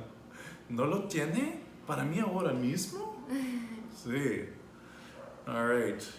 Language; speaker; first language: Spanish; non-native, fluent; English